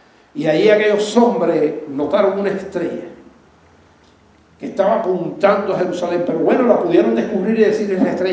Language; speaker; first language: Spanish; native; Spanish